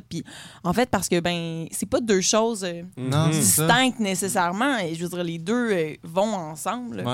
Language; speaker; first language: French; native; French